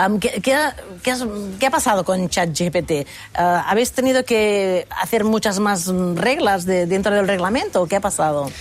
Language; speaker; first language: Spanish; non-native, local second language; Catalan